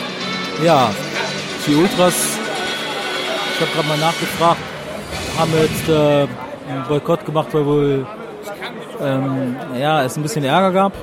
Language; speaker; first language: German; native; German